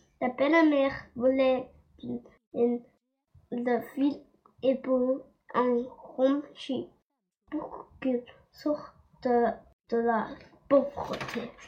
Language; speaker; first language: French; non-native, learner; Chinese